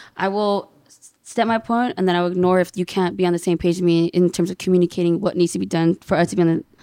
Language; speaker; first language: English; native; English